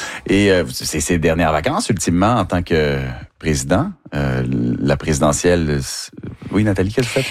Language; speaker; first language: French; native; French